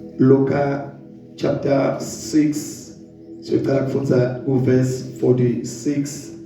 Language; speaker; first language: Zulu; non-native, local second language; Swati